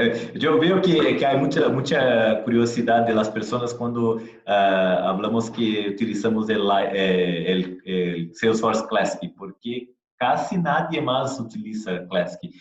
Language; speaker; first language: Spanish; non-native, fluent; Portuguese